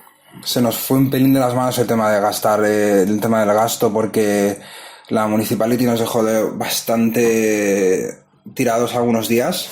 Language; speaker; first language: Spanish; native; Spanish